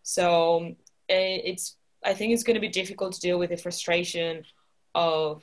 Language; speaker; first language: English; non-native, fluent; Spanish